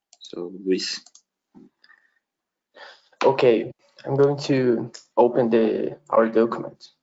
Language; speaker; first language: English; non-native, learner; Portuguese